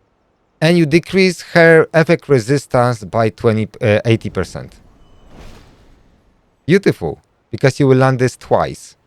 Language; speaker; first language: English; non-native, fluent; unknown